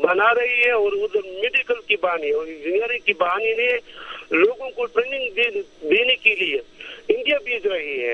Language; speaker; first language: Hindi; non-native, local second language; Pashto